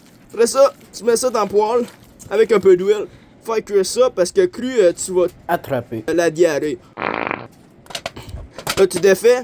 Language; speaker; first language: French; native; French